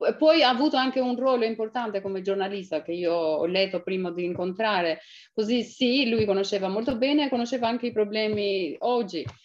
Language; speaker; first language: Italian; non-native, fluent; Albanian